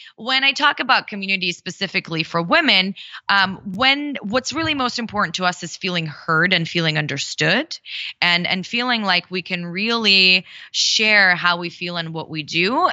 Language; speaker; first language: English; early bilingual, other home language; Russian